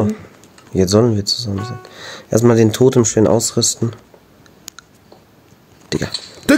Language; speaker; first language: German; native; German